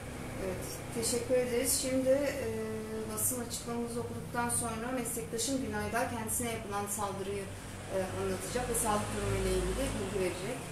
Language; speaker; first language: Turkish; native; Turkish